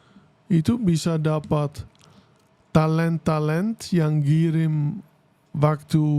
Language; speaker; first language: Indonesian; non-native, fluent; Dutch